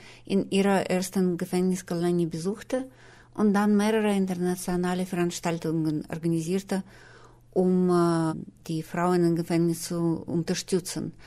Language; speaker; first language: German; non-native, fluent; Russian